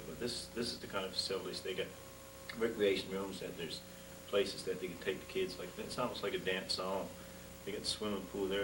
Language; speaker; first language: English; native; English